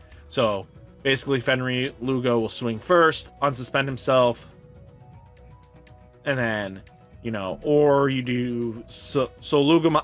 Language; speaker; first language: English; native; English